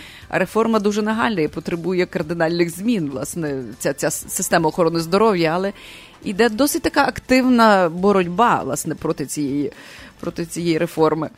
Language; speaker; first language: Ukrainian; native; Ukrainian